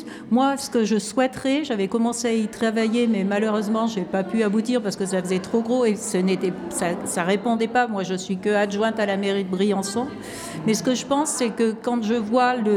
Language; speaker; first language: French; native; French